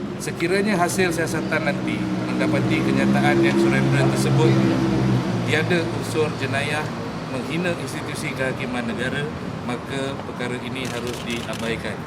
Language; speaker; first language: Malay; native; Malay